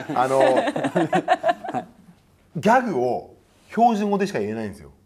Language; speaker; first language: Japanese; native; Japanese